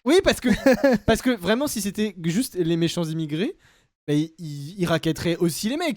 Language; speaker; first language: French; native; French